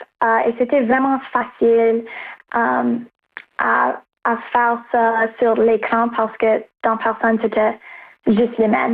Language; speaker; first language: French; non-native, local second language; English